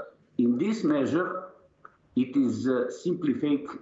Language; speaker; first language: English; non-native, learner; Serbian